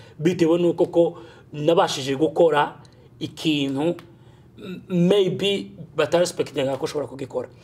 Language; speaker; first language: Kinyarwanda; early bilingual, heritage; Kinyarwanda